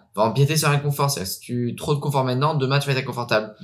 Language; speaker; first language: French; early bilingual, heritage; French